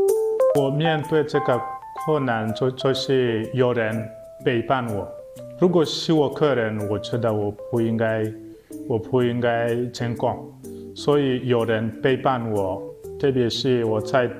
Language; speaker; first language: Chinese; non-native, fluent; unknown